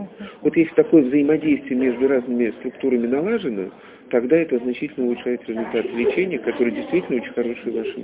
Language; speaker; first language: Russian; native; Russian